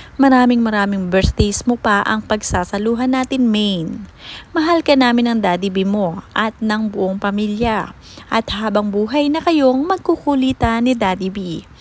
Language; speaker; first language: Filipino; native; Filipino